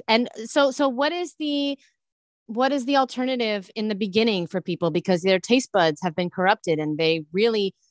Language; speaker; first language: English; early bilingual, other home language; Italian